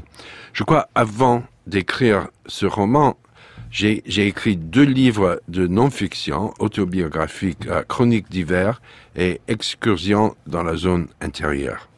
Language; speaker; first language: French; non-native, fluent; English